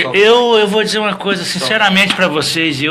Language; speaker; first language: Portuguese; native; Portuguese